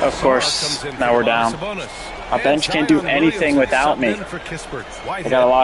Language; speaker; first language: English; native; English